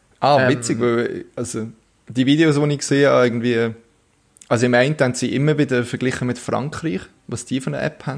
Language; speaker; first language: German; native; German